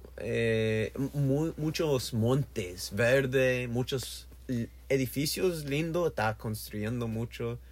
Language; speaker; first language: Spanish; non-native, learner; English